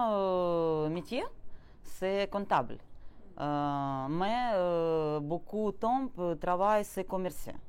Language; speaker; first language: French; non-native, learner; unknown